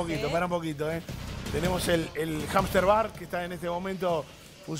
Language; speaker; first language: Spanish; native; Spanish